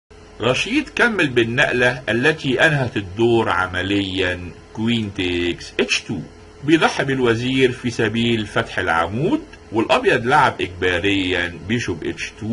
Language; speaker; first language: Arabic; native; Arabic